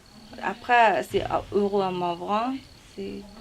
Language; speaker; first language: French; non-native, learner; Mongolian